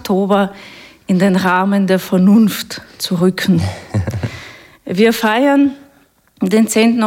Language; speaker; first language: German; non-native, fluent; Russian